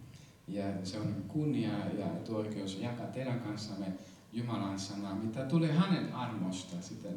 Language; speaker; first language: Finnish; non-native, fluent; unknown